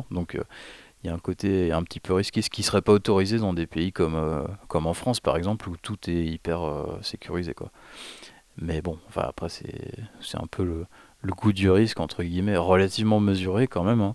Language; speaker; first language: French; native; French